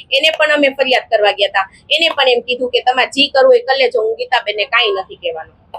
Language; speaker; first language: Gujarati; native; Gujarati